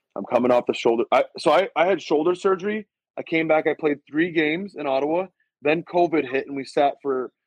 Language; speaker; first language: English; native; English